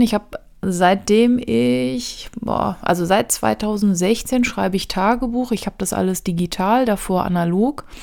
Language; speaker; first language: German; native; German